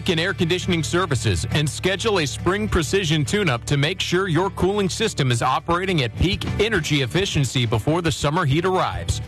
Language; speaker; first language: English; native; English